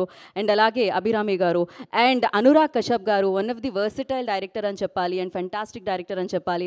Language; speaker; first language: Telugu; native; Telugu